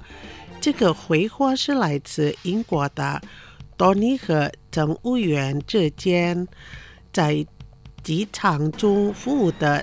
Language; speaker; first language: Chinese; non-native, fluent; Indonesian